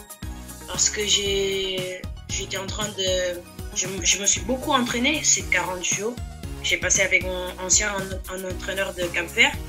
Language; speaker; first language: French; non-native, fluent; Portuguese